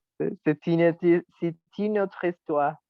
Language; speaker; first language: French; non-native, learner; Spanish